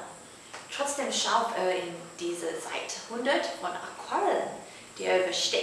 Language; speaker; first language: German; non-native, learner; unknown